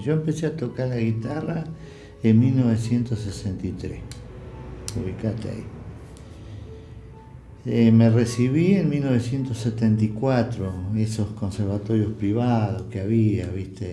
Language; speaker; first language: Spanish; native; Spanish